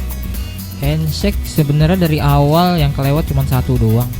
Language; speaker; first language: Indonesian; native; Indonesian